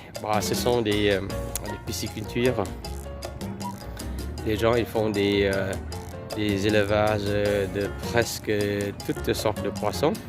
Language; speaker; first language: French; non-native, fluent; Vietnamese